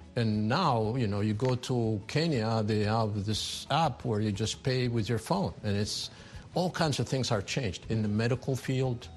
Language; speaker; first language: English; non-native, fluent; Amharic